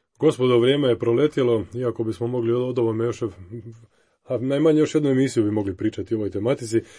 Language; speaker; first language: Croatian; native; Croatian